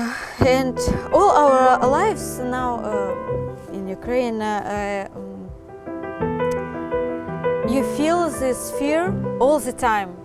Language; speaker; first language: English; non-native, learner; Ukrainian